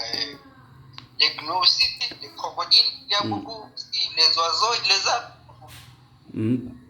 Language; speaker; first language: French; non-native, learner; Swahili